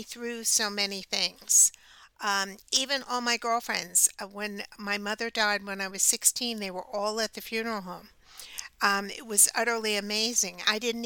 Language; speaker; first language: English; native; English